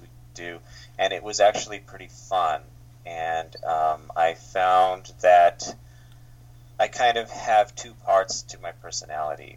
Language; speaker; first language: English; native; English